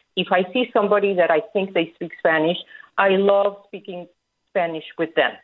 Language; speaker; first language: English; native; English